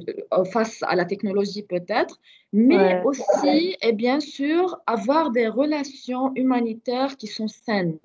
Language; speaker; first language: French; non-native, fluent; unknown